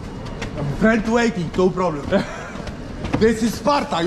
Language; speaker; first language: English; non-native, learner; Polish